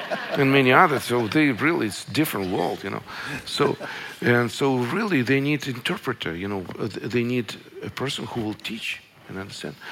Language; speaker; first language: English; non-native, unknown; Russian